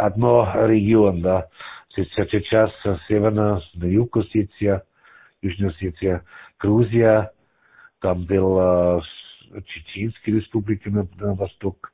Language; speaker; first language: Russian; non-native, learner; German